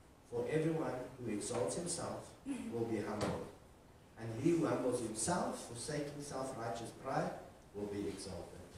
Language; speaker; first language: English; non-native, local second language; Afrikaans